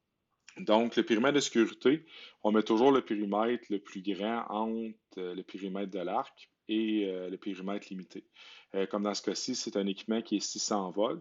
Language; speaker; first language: French; native; French